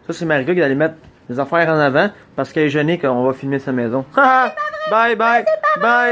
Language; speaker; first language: French; native; French